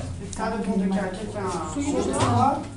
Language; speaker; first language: French; non-native, learner; Macedonian